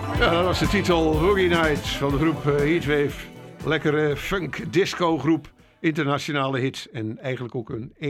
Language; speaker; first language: Dutch; native; Dutch